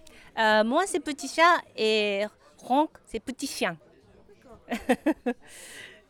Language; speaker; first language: French; non-native, learner; Japanese